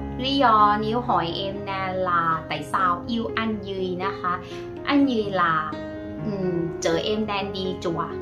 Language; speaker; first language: Vietnamese; non-native, learner; Thai